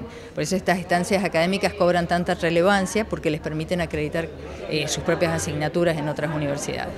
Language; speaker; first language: Spanish; native; Spanish